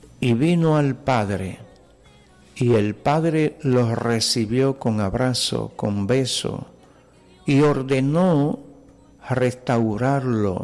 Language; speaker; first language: Spanish; native; Spanish